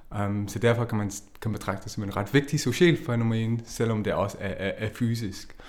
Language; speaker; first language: Danish; non-native, fluent; English